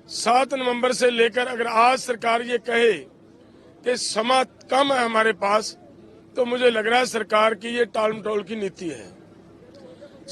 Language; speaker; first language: Hindi; non-native, local second language; Punjabi